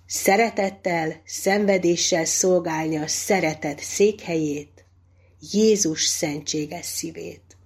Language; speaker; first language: Hungarian; native; Hungarian